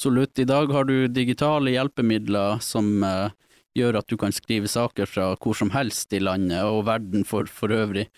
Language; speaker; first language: Norwegian; native; Norwegian